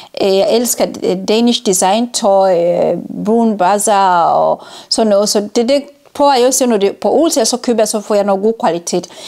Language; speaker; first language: Danish; non-native, fluent; Ganda